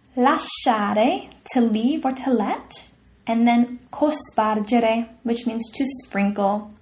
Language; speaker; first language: English; native; English